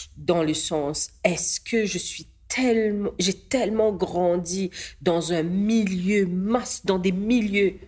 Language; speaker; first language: French; non-native, local second language; Morisyen